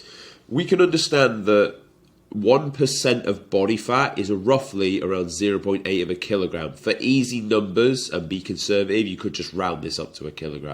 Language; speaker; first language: English; native; English